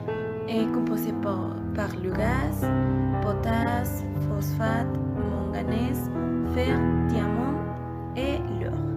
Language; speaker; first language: French; non-native, learner; Portuguese